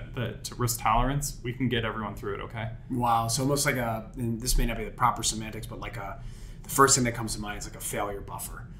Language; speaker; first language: English; native; English